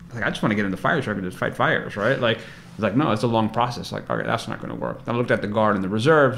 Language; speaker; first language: English; native; English